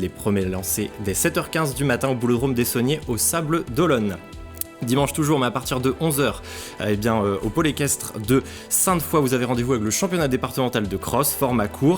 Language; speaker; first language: French; native; French